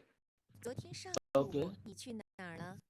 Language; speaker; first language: Chinese; non-native, learner; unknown